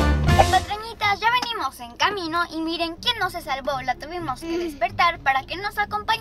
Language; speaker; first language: Spanish; native; Spanish